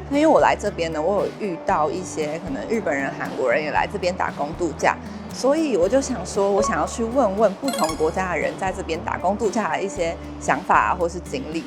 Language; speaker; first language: Chinese; native; Chinese